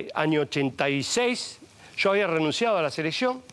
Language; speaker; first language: Spanish; native; Spanish